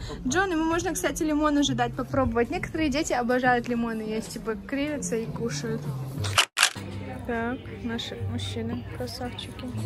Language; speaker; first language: Russian; native; Russian